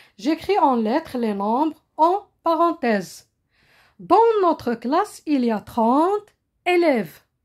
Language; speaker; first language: French; non-native, local second language; Arabic